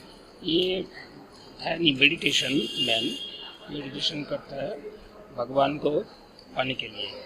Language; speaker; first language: Hindi; non-native, local second language; Bangla